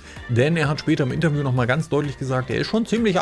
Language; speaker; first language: German; native; German